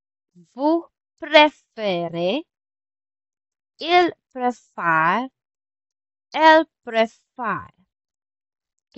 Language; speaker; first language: French; non-native, fluent; Filipino